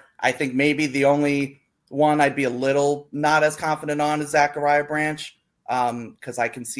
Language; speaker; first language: English; native; English